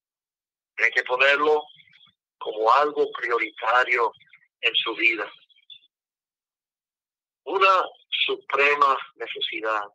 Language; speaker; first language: Spanish; non-native, fluent; English